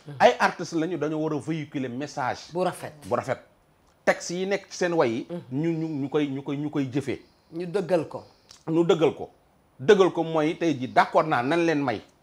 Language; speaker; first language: Wolof; native; Wolof